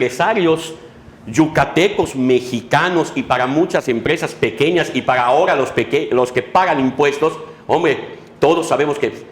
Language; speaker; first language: Spanish; native; Spanish